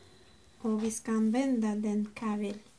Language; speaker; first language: Swedish; non-native, learner; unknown